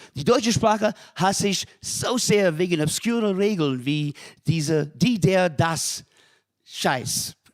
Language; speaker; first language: German; non-native, fluent; English